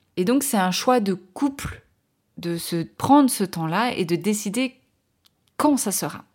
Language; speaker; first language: French; native; French